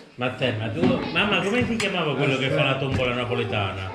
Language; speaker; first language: Italian; native; Italian